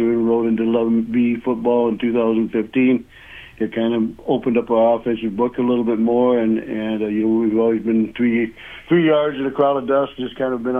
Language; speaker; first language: English; native; English